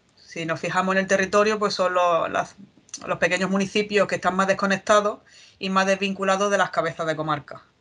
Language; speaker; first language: Spanish; native; Spanish